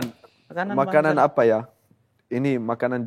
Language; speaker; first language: Indonesian; non-native, fluent; Dutch